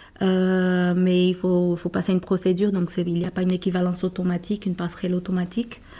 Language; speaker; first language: French; non-native, fluent; Portuguese